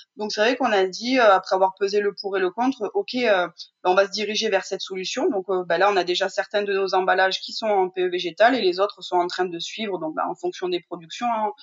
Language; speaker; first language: French; native; French